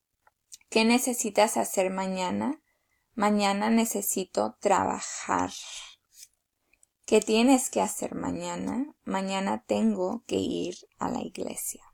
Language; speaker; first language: Spanish; early bilingual, heritage; Spanish